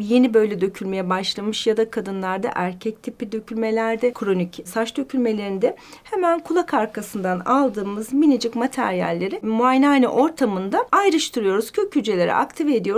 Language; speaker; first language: Turkish; native; Turkish